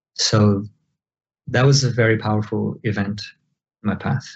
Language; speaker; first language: English; non-native, fluent; Portuguese